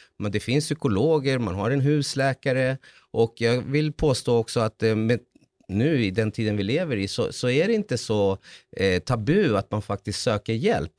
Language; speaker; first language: Swedish; early bilingual, other home language; Spanish